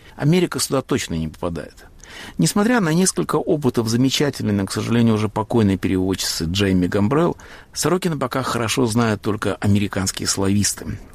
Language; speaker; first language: Russian; native; Russian